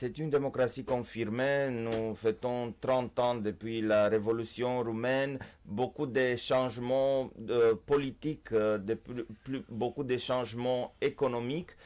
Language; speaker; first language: French; non-native, fluent; Romanian